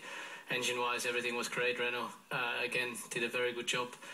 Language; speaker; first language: English; non-native, fluent; German